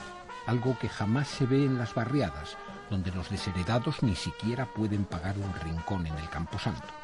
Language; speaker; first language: Spanish; native; Spanish